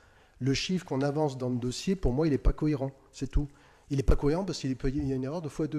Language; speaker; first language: French; native; French